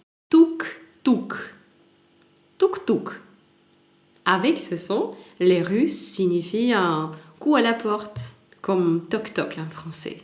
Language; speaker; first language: French; non-native, fluent; Russian